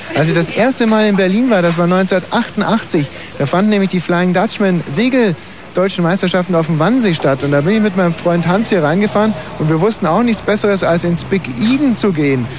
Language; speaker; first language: German; native; German